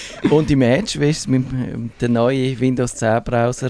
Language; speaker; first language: German; native; German